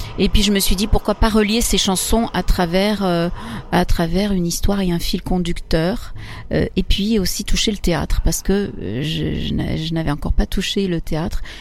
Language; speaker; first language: French; early bilingual, other home language; Italian